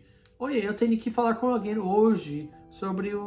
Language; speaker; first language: Portuguese; non-native, fluent; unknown